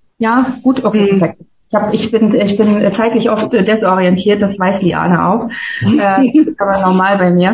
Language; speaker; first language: German; native; German